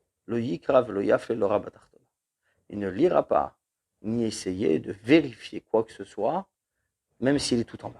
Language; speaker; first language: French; native; French